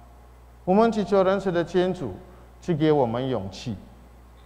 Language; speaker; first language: Chinese; non-native, fluent; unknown